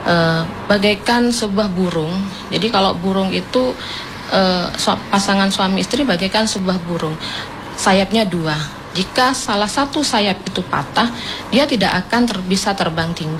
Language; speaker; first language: Indonesian; native; Indonesian